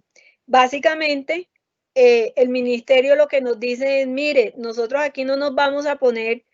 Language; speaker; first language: Spanish; native; Spanish